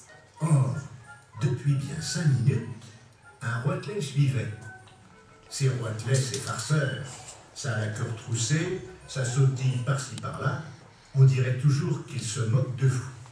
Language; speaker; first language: French; native; French